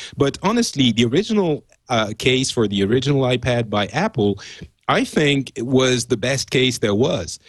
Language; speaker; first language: English; non-native, fluent; French